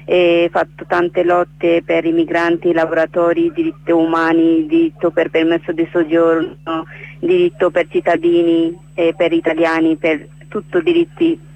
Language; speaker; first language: Italian; non-native, learner; Bangla